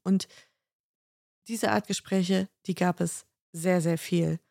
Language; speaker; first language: German; native; German